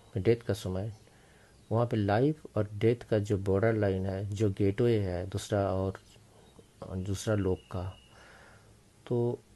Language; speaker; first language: Hindi; native; Hindi